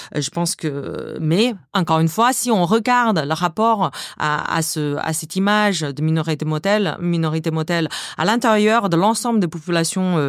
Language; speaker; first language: French; non-native, fluent; Chinese